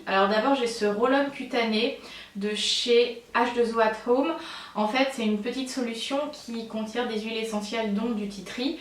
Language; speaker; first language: French; native; French